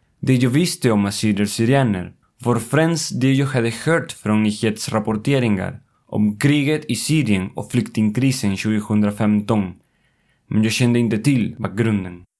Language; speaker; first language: Swedish; non-native, fluent; Spanish